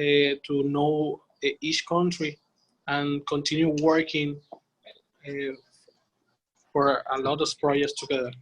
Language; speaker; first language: English; non-native, learner; Spanish